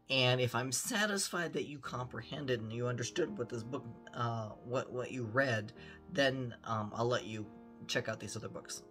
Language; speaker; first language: English; early bilingual, other home language; German